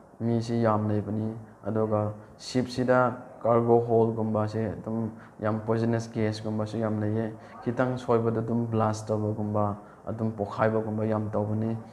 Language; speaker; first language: Manipuri; non-native, local second language; Rongmei Naga